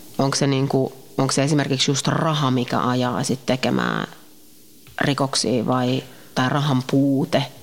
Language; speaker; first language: Finnish; native; Finnish